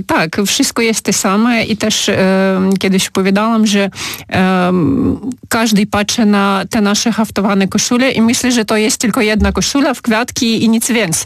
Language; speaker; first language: Polish; non-native, fluent; Ukrainian